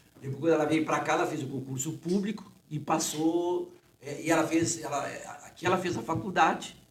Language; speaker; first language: Portuguese; native; Portuguese